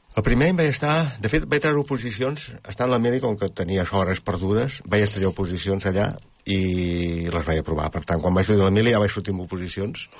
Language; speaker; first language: Catalan; native; Catalan